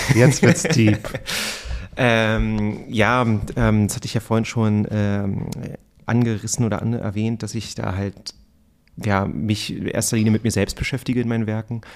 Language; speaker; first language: German; native; German